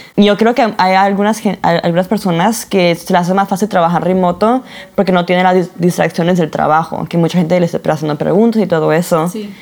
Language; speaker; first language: Spanish; early bilingual, heritage; Spanish